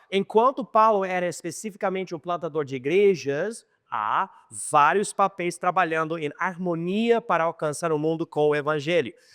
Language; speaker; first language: Portuguese; non-native, fluent; English